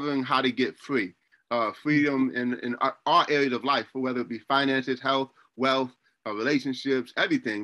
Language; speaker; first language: English; native; English